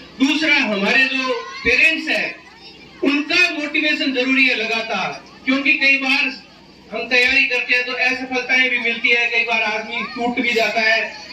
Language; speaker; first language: Hindi; native; Hindi